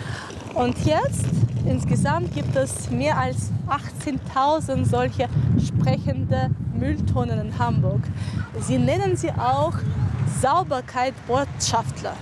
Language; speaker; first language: German; non-native, fluent; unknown